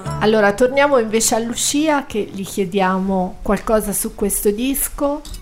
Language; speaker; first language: Italian; native; Italian